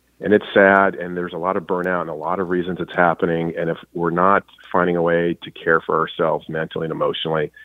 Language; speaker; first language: English; native; English